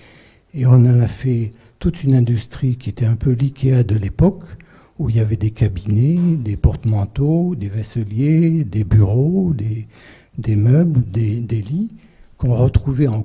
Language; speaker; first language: French; native; French